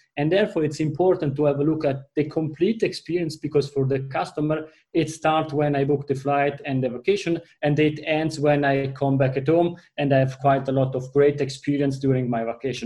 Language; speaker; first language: English; non-native, fluent; Italian